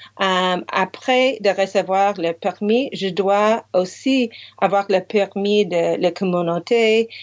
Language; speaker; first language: French; non-native, fluent; English